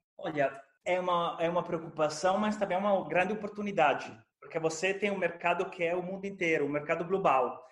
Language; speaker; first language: Portuguese; non-native, fluent; Italian